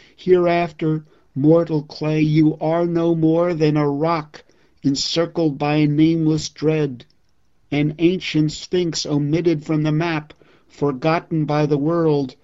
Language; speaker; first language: English; native; English